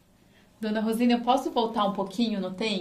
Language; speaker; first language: Portuguese; native; Portuguese